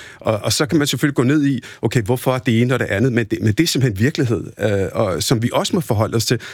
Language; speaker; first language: Danish; early bilingual, other home language; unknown